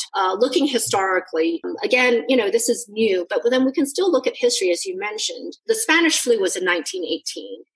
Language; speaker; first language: English; non-native, local second language; Cantonese